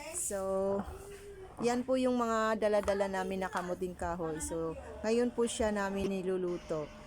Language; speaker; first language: Filipino; non-native, local second language; Cebuano